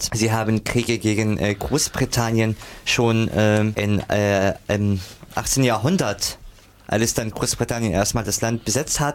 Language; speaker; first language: German; non-native, fluent; Arabic